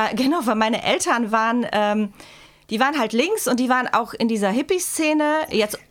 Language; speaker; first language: German; early bilingual, other home language; Czech